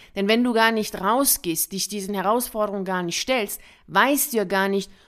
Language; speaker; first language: German; early bilingual, other home language; Persian